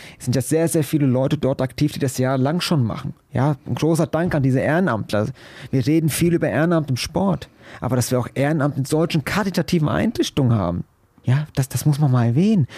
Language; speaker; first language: German; early bilingual, other home language; Croatian